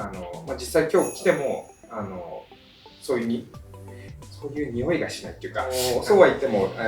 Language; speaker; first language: Japanese; native; Japanese